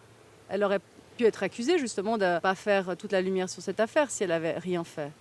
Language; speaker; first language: French; native; French